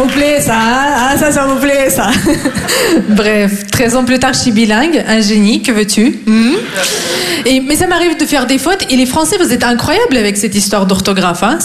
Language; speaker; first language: French; non-native, fluent; Russian